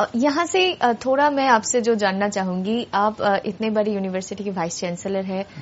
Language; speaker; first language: Hindi; non-native, local second language; Bangla